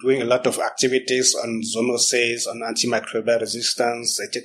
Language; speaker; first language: English; non-native, local second language; French